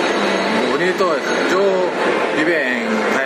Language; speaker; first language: Spanish; non-native, learner; Japanese